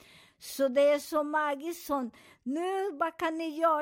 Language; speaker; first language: Swedish; non-native, fluent; Spanish